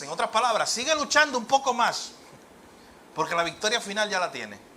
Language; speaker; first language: Spanish; native; Spanish